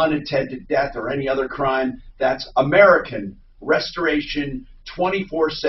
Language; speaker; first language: English; native; English